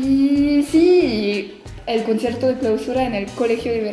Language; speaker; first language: Spanish; non-native, learner; French